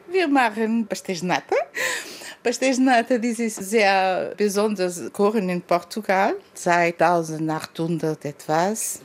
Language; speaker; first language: German; non-native, learner; Portuguese